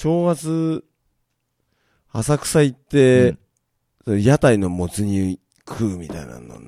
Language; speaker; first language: Japanese; native; Japanese